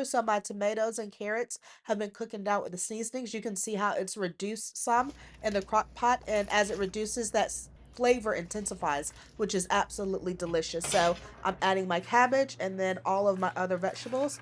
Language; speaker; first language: English; native; English